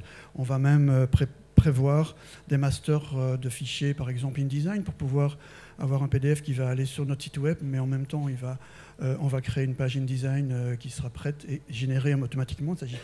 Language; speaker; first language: French; native; French